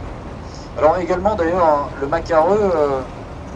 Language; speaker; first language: French; native; French